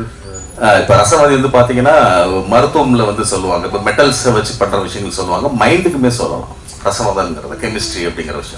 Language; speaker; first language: Tamil; native; Tamil